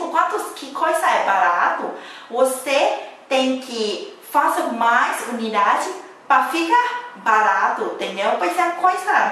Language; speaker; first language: Portuguese; non-native, learner; Thai